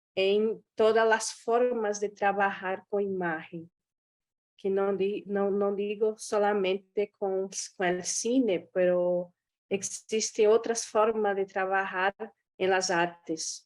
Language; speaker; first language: Spanish; non-native, fluent; Guarani